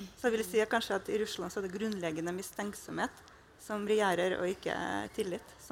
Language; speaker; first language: Norwegian; non-native, fluent; Russian